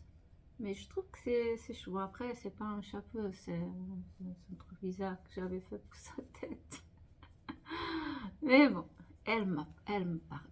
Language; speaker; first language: French; non-native, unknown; Portuguese